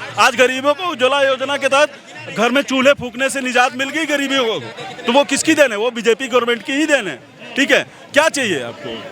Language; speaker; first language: Hindi; native; Hindi